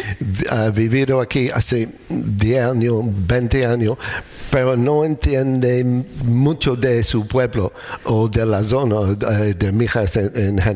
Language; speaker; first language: Spanish; non-native, learner; English